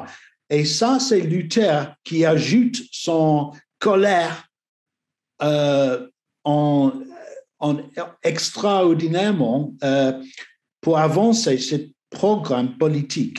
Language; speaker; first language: French; non-native, learner; English